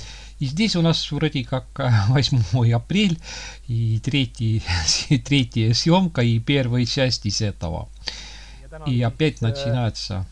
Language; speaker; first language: Russian; non-native, local second language; Estonian